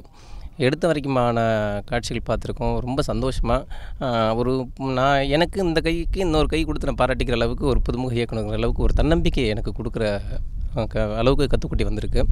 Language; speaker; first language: Tamil; native; Tamil